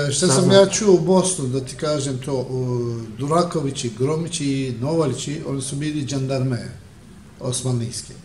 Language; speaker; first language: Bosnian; early bilingual, heritage; Bosnian